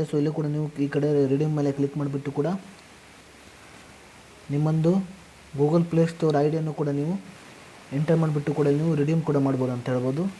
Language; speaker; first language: Kannada; native; Kannada